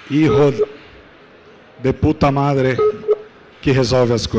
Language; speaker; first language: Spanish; non-native, learner; Portuguese